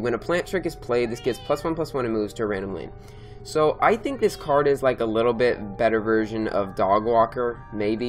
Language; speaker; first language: English; native; English